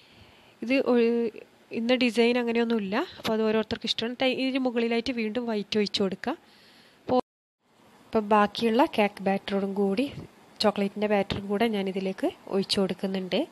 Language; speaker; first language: Malayalam; native; Malayalam